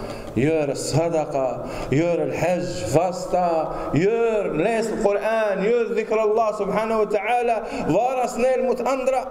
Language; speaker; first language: Swedish; non-native, fluent; Arabic